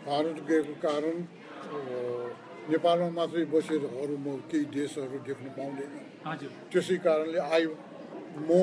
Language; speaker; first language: Nepali; non-native, local second language; Newari